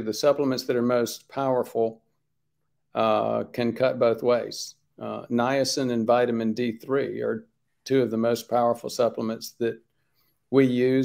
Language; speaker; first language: English; native; English